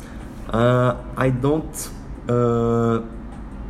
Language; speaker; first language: English; non-native, learner; Portuguese